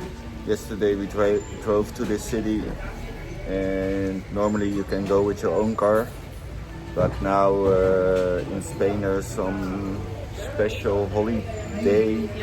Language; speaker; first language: English; non-native, learner; Dutch